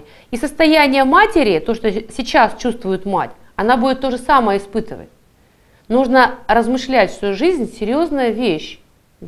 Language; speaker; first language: Russian; native; Russian